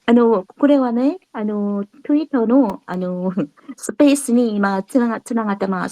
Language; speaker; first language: Japanese; non-native, fluent; Korean